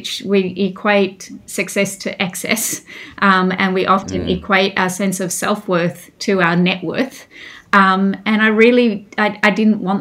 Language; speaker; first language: English; native; English